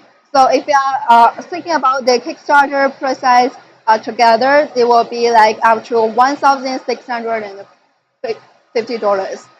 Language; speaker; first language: English; non-native, fluent; Chinese